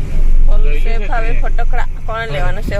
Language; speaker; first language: Gujarati; non-native, local second language; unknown